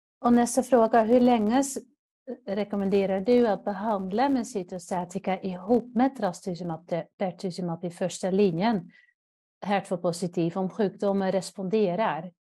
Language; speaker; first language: Swedish; non-native, fluent; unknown